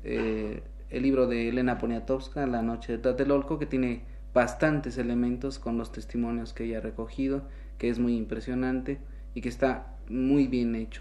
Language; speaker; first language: Spanish; native; Spanish